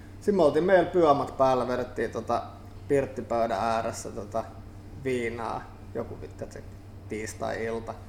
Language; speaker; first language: Finnish; native; Finnish